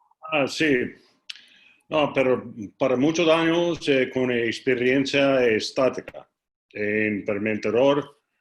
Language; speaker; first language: Spanish; non-native, learner; English